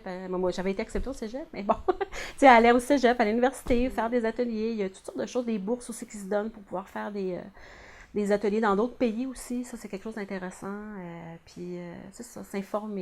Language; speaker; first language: French; native; French